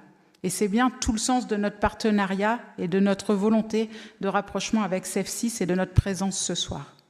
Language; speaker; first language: French; native; French